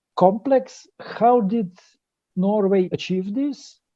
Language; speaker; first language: English; non-native, fluent; Slovenian